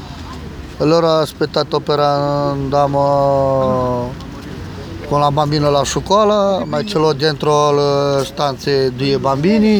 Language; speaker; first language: Italian; non-native, learner; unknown